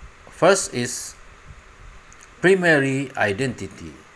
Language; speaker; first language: English; non-native, fluent; Indonesian